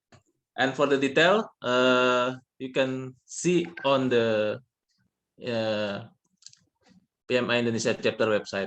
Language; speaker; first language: English; non-native, learner; Indonesian